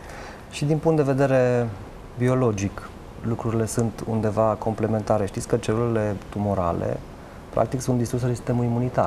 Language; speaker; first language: Romanian; native; Romanian